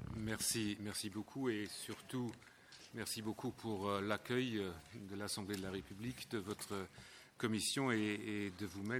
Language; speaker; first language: French; non-native, local second language; Luxembourgish